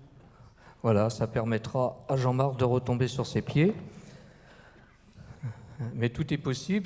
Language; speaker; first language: French; native; French